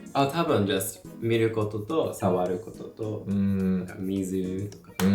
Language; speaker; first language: Japanese; non-native, learner; English